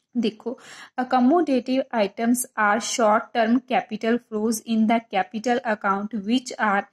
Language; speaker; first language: English; non-native, local second language; Punjabi